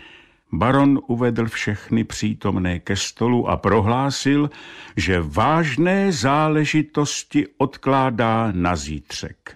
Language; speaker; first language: Czech; native; Czech